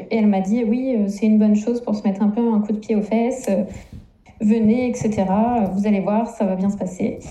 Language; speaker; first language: French; native; French